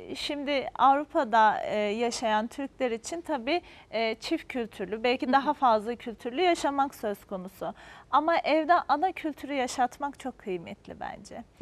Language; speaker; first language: Turkish; native; Turkish